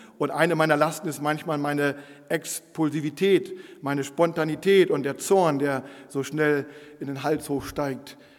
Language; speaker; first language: German; non-native, local second language; Low German